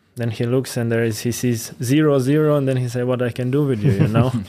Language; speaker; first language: English; non-native, fluent; Latvian